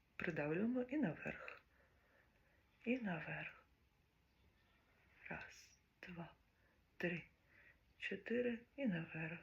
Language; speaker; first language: Ukrainian; native; Ukrainian